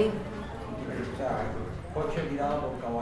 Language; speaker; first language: Spanish; non-native, learner; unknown